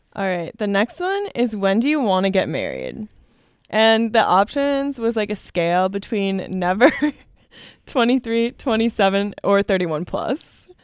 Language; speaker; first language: English; native; English